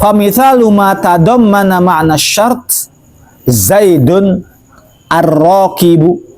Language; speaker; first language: Arabic; non-native, fluent; Javanese